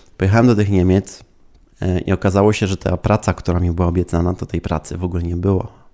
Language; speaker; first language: Polish; early bilingual, heritage; Polish